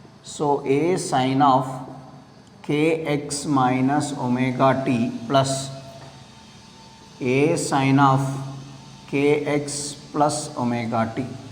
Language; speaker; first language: English; non-native, local second language; Telugu